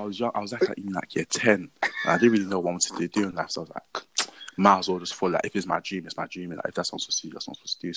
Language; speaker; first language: English; native; English